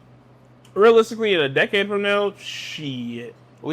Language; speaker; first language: English; native; English